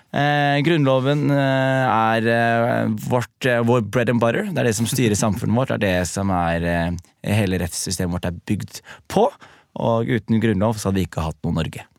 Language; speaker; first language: Norwegian; early bilingual, other home language; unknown